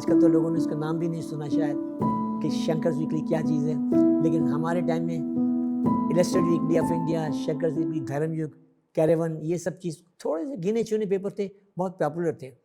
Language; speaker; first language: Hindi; early bilingual, other home language; Sindhi